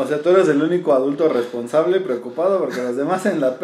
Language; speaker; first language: Spanish; native; Spanish